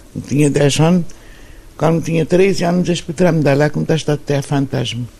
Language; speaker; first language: Portuguese; non-native, local second language; Kabuverdianu